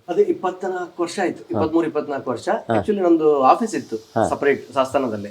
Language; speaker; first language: Kannada; native; Kannada